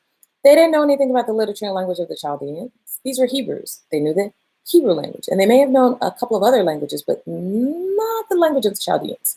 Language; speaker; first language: English; native; English